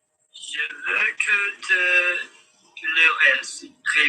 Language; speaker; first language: French; non-native, learner; Turkish